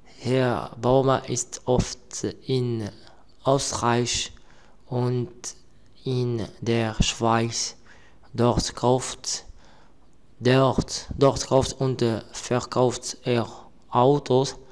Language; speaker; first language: German; non-native, learner; Arabic